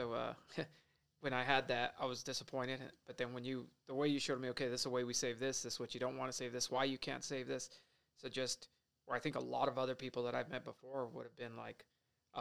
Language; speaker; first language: English; native; English